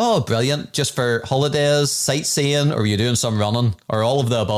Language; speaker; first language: English; native; English